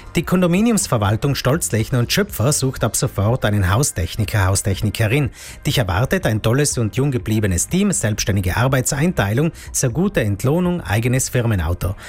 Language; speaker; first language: German; native; German